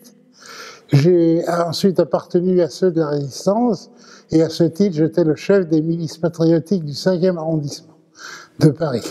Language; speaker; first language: French; early bilingual, other home language; Ladino